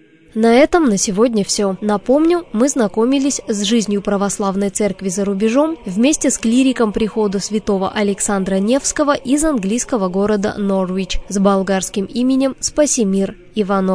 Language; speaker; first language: Russian; native; Russian